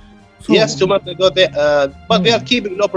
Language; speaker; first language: English; non-native, fluent; Arabic